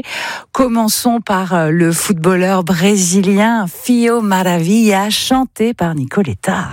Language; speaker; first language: French; native; French